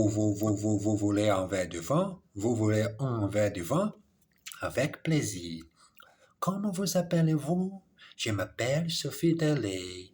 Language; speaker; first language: French; non-native, learner; English